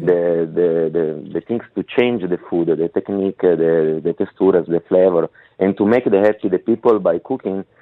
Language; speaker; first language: English; non-native, learner; Italian